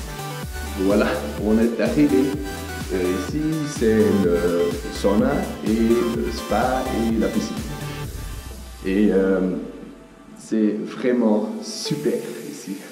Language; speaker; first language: French; non-native, learner; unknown